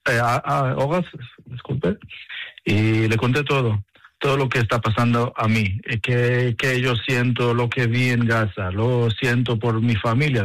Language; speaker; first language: Spanish; non-native, fluent; Hebrew